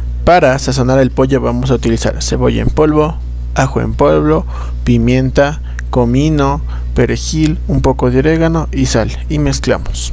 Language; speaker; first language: Spanish; native; Spanish